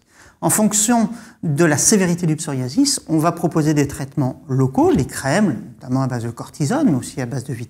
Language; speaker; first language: French; native; French